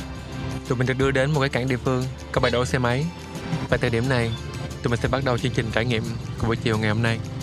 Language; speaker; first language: Vietnamese; native; Vietnamese